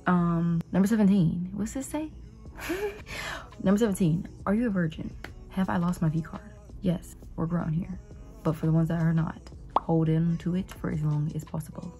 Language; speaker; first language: English; native; English